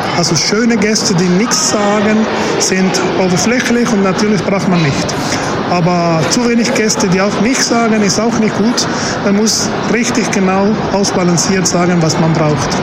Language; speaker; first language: German; non-native, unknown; Spanish